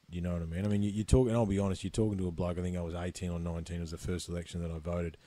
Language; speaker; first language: English; native; English